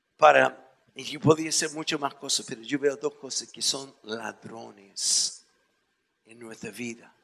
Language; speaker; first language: Spanish; non-native, fluent; English